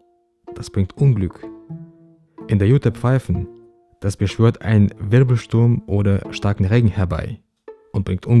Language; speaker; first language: German; native; German